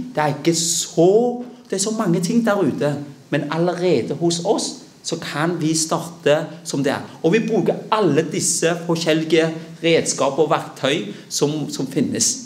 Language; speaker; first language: Norwegian; early bilingual, other home language; Vietnamese